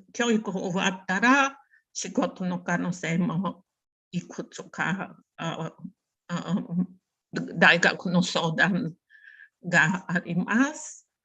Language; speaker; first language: Japanese; non-native, learner; Bulgarian